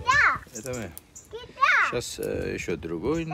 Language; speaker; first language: Russian; non-native, learner; Georgian